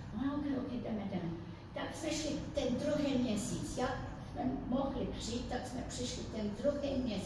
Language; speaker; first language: Czech; early bilingual, heritage; Czech